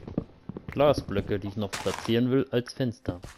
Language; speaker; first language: German; native; German